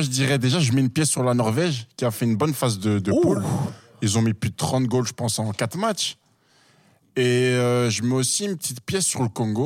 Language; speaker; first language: French; native; French